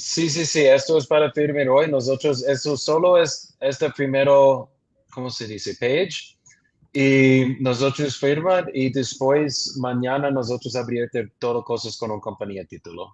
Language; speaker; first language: Spanish; non-native, learner; English